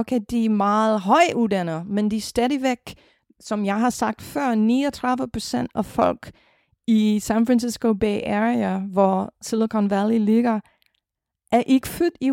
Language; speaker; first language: Danish; non-native, fluent; English